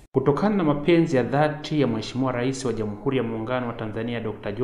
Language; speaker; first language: Swahili; native; Swahili